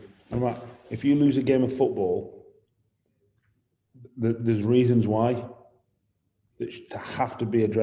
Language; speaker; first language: English; native; English